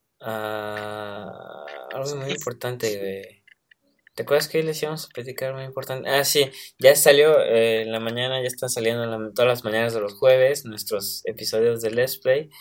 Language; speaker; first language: Spanish; native; Spanish